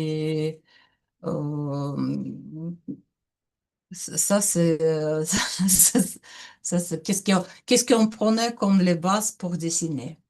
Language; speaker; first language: French; non-native, learner; Russian